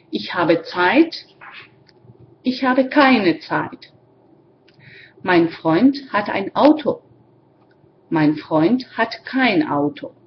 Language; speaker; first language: German; non-native, learner; Spanish